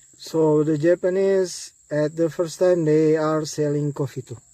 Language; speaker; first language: English; non-native, learner; Indonesian